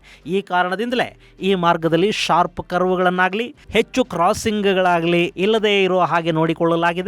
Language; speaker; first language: Kannada; native; Kannada